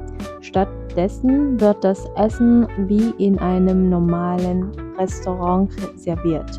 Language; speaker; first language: German; non-native, fluent; Vietnamese